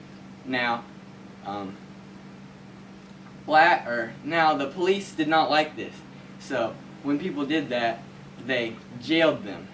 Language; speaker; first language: English; native; English